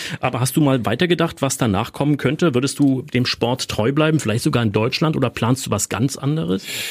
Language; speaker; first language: German; native; German